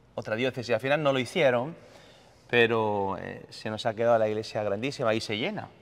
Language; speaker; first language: Spanish; native; Spanish